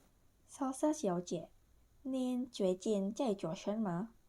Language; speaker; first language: Chinese; non-native, learner; Indonesian